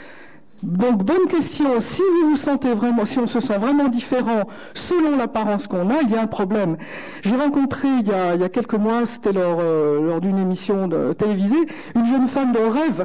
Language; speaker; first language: French; native; French